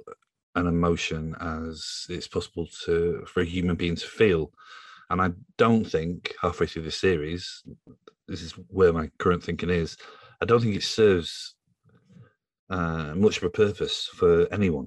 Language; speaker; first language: English; native; English